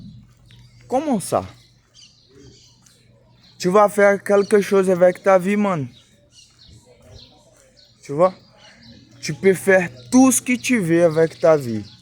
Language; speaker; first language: French; non-native, learner; Portuguese